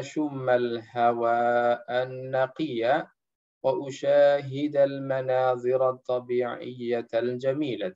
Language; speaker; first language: Arabic; non-native, fluent; Indonesian